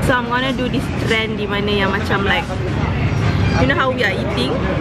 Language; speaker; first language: English; non-native, local second language; Malay